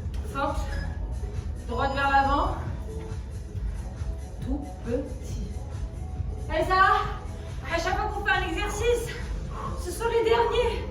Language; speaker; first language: French; native; French